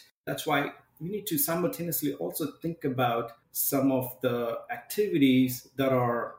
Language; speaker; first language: English; non-native, local second language; Tamil